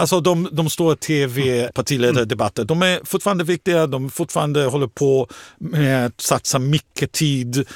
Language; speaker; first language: Swedish; non-native, fluent; Hebrew